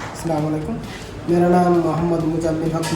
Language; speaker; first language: Hindi; non-native, learner; Bangla